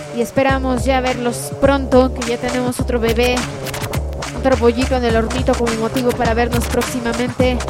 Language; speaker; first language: Spanish; native; Spanish